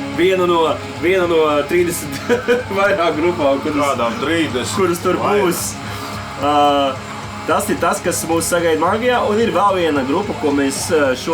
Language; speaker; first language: Latvian; native; Latvian